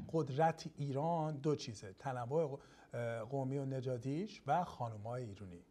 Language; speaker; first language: Persian; early bilingual, other home language; English